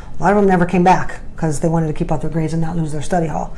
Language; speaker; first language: English; native; English